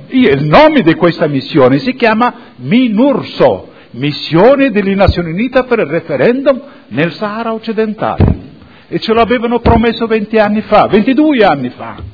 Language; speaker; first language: Italian; non-native, fluent; Arabic